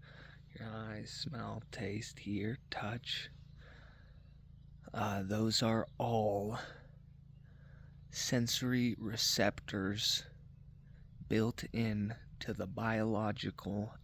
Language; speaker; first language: English; native; English